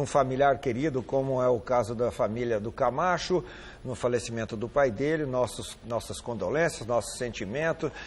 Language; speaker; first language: Portuguese; native; Portuguese